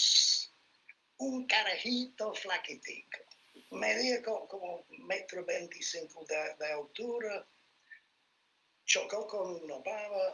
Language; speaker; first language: Spanish; non-native, fluent; English